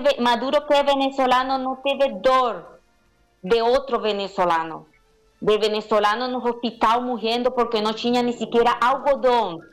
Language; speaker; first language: Portuguese; non-native, learner; Spanish